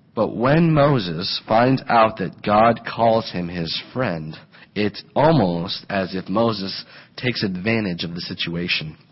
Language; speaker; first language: English; native; English